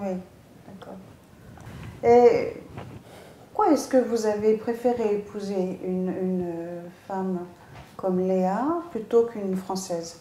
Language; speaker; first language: French; native; French